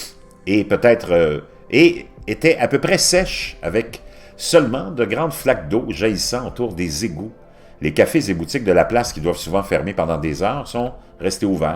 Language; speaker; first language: French; native; French